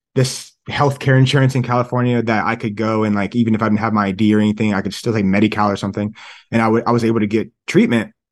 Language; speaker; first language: English; native; English